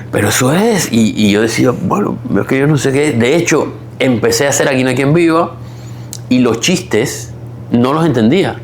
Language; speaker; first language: Spanish; native; Spanish